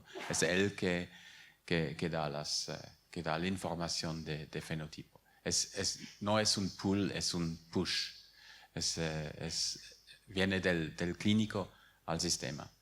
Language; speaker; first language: Spanish; non-native, fluent; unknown